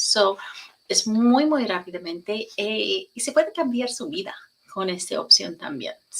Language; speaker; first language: Spanish; non-native, learner; English